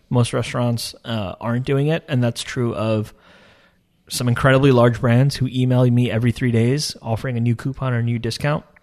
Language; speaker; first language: English; early bilingual, other home language; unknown